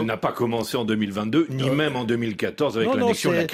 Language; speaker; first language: French; native; French